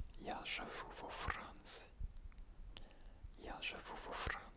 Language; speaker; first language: Russian; non-native, learner; French